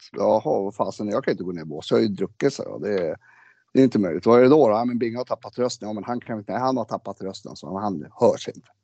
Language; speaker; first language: Swedish; native; Swedish